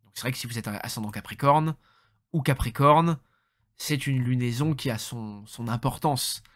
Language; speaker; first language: French; native; French